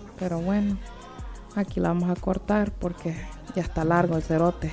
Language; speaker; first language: Spanish; early bilingual, heritage; Spanish